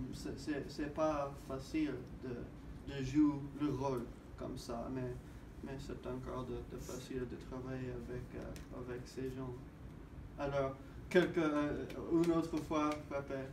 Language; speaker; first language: French; non-native, learner; English